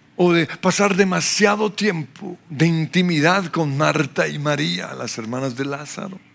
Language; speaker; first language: Spanish; non-native, fluent; English